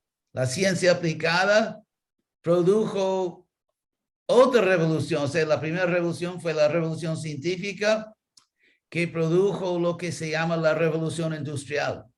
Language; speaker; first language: Spanish; non-native, fluent; English